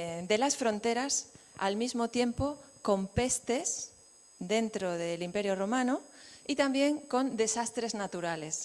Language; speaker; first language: Spanish; native; Spanish